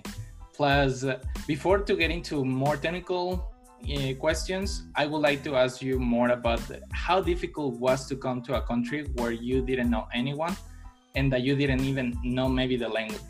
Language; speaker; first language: English; non-native, fluent; Spanish